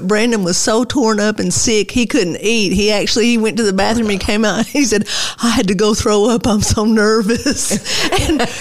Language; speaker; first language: English; native; English